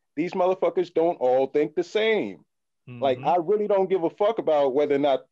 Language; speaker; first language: English; native; English